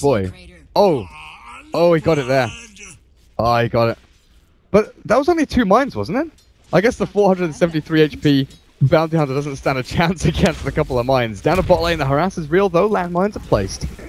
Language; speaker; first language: English; native; English